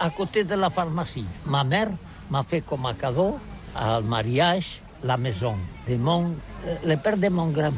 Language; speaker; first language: French; non-native, learner; Catalan